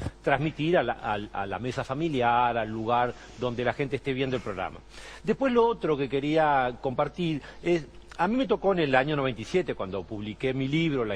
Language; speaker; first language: Spanish; native; Spanish